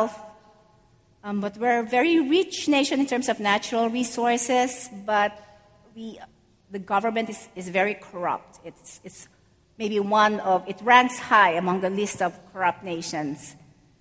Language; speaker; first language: English; non-native, local second language; Filipino